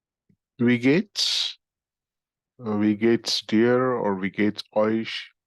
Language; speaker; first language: German; non-native, fluent; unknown